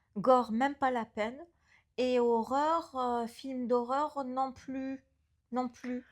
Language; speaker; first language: French; non-native, local second language; Arabic